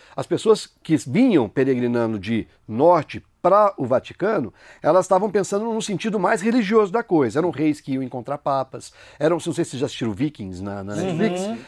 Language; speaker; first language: Portuguese; native; Portuguese